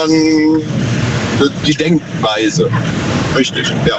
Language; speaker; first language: German; native; German